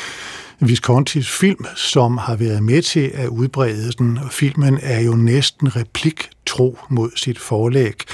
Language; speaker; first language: Danish; native; Danish